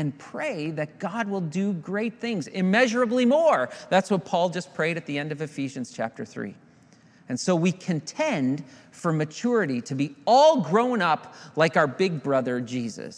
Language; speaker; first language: English; native; English